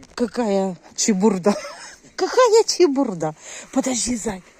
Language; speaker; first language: Russian; non-native, local second language; Ukrainian